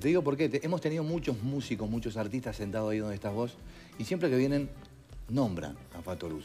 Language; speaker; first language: Spanish; native; Spanish